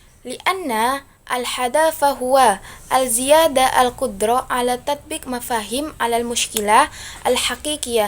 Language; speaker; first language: Arabic; non-native, learner; Indonesian